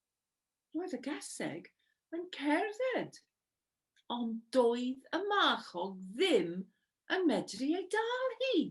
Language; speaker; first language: Welsh; non-native, fluent; English